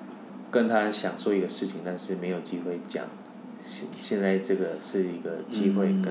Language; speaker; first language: Chinese; non-native, fluent; Korean